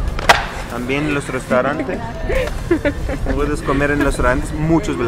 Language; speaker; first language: Spanish; non-native, learner; Arabic